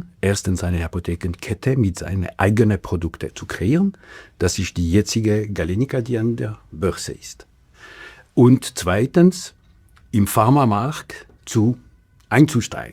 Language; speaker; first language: German; non-native, local second language; French